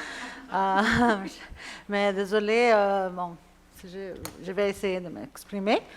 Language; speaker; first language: French; non-native, fluent; Spanish